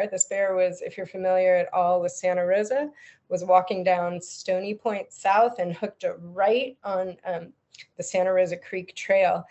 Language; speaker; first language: English; native; English